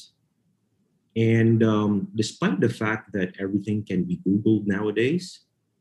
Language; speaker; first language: English; non-native, local second language; Filipino